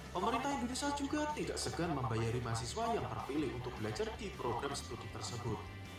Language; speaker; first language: Indonesian; native; Indonesian